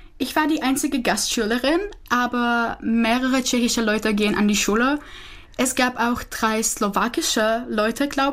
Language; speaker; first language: German; non-native, fluent; Czech